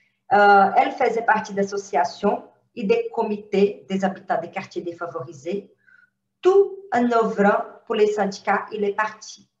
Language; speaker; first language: French; non-native, fluent; Portuguese